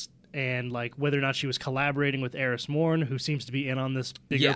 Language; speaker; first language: English; native; English